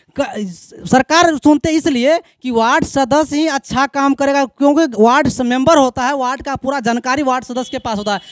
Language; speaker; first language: Hindi; native; Hindi